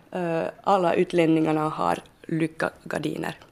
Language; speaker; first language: Swedish; non-native, fluent; French